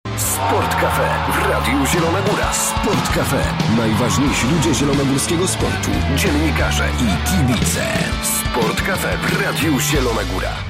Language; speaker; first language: Polish; native; Polish